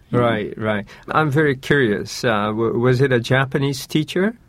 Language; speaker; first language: English; non-native, fluent; Japanese